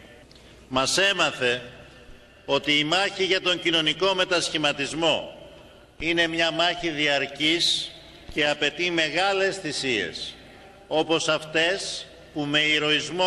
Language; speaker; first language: Greek; native; Greek